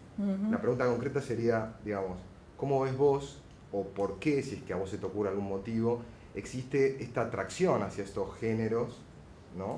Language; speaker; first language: Spanish; native; Spanish